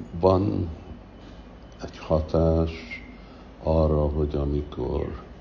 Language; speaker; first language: Hungarian; early bilingual, heritage; Hungarian